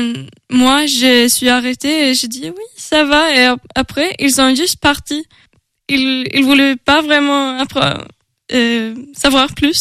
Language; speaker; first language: French; non-native, learner; Swedish